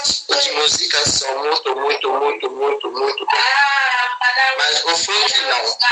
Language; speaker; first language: Portuguese; non-native, fluent; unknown